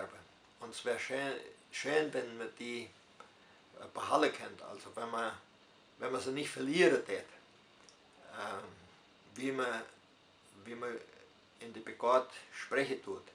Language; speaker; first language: German; early bilingual, heritage; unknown